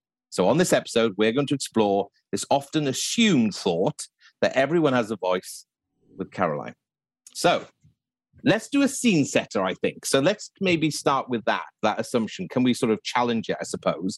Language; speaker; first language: English; native; English